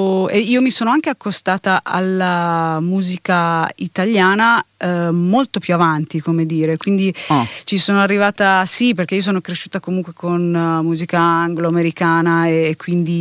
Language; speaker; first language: Italian; native; Italian